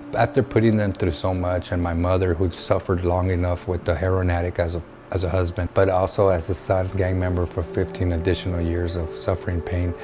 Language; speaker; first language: English; native; English